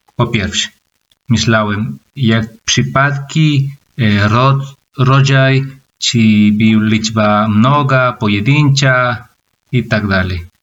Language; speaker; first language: Polish; non-native, learner; Spanish